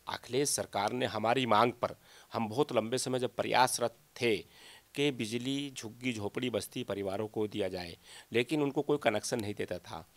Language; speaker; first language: Hindi; native; Hindi